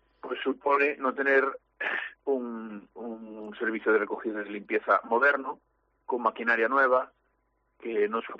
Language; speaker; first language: Spanish; native; Spanish